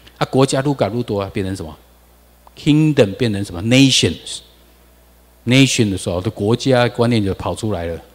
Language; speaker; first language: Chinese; non-native, local second language; Min Nan Chinese